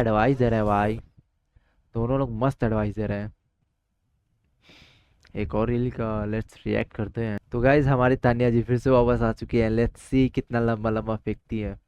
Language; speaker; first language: Hindi; native; Hindi